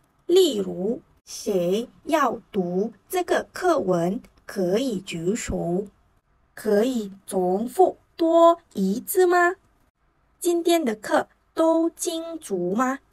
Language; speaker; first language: Chinese; non-native, learner; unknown